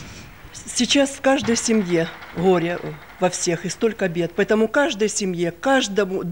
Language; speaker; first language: Russian; native; Russian